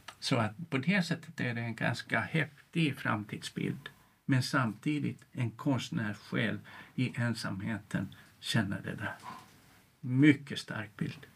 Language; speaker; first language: Swedish; non-native, local second language; Finnish